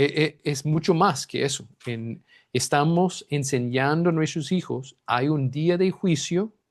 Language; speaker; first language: Spanish; non-native, fluent; English